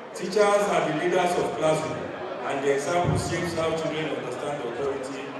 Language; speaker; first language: English; non-native, local second language; Yoruba